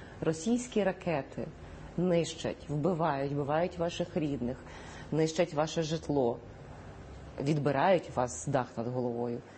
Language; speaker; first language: Ukrainian; native; Ukrainian